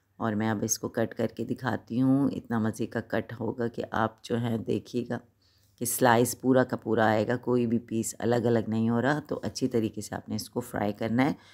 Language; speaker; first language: Hindi; native; Hindi